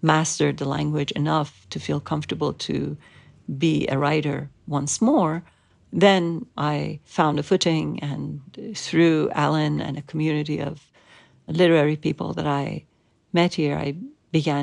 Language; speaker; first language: English; non-native, fluent; Persian